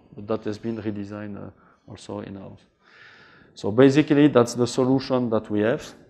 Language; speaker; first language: English; non-native, fluent; French